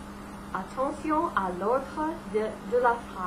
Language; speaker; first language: French; non-native, fluent; English